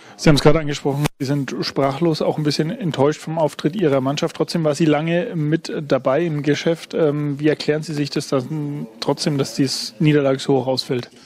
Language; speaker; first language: German; native; German